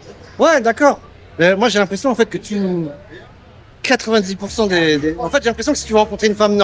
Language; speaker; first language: French; native; French